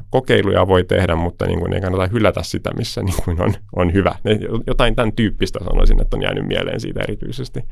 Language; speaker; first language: Finnish; early bilingual, heritage; Finnish